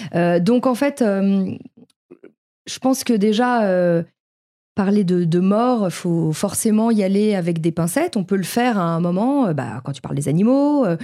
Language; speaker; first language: French; native; French